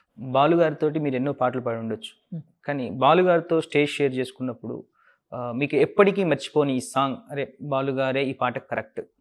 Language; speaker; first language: Telugu; native; Telugu